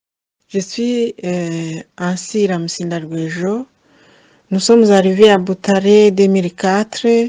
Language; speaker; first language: French; non-native, fluent; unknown